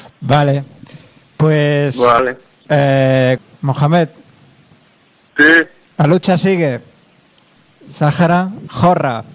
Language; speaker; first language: Spanish; non-native, local second language; Catalan